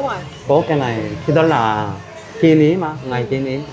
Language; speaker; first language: Vietnamese; non-native, learner; Korean